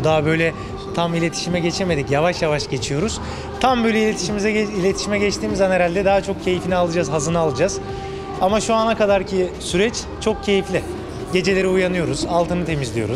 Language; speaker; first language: Turkish; native; Turkish